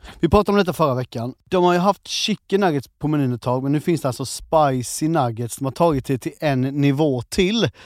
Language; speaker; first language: Swedish; native; Swedish